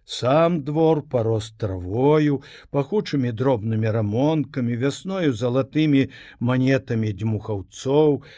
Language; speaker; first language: Belarusian; native; Belarusian